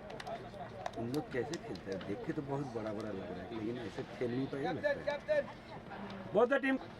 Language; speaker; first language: Hindi; non-native, local second language; Bangla